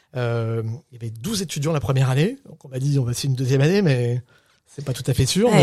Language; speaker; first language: French; native; French